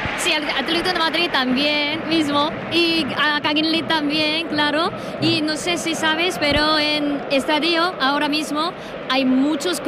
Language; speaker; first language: Spanish; non-native, learner; Korean